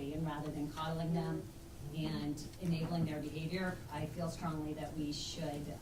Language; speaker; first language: English; native; English